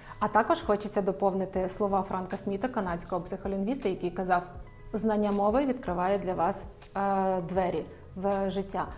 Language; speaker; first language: Ukrainian; native; Ukrainian